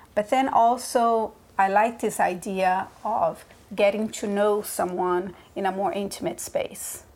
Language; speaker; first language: English; early bilingual, other home language; Portuguese